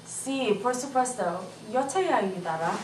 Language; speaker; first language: Spanish; non-native, learner; English